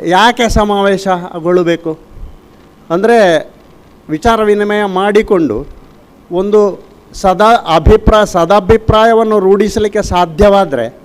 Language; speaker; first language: Kannada; non-native, local second language; Tulu